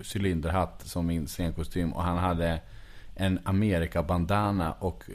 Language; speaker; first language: Swedish; native; Swedish